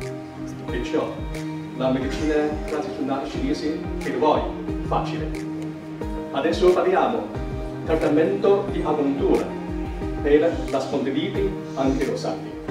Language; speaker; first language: Italian; non-native, learner; Chinese